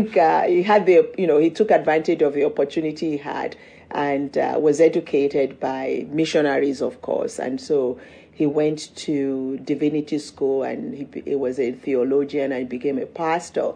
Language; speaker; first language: English; non-native, local second language; Yoruba